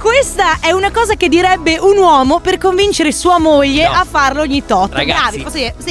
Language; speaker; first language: Italian; native; Italian